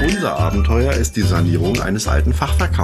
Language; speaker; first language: German; native; German